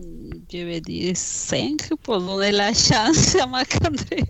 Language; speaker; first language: French; non-native, fluent; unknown